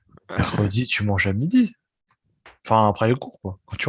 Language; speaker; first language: French; native; French